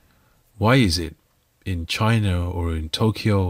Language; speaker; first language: English; native; English